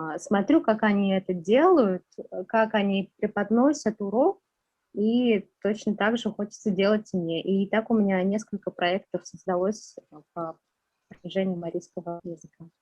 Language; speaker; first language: Russian; non-native, local second language; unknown